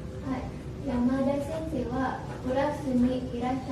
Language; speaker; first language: Japanese; non-native, learner; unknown